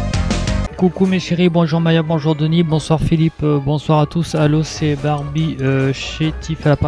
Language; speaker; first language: French; native; French